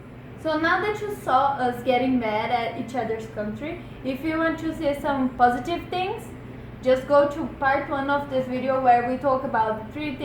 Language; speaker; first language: English; non-native, fluent; Portuguese